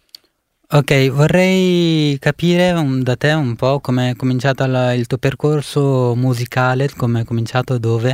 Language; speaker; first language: Italian; early bilingual, other home language; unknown